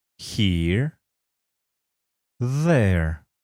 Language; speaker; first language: English; non-native, fluent; Polish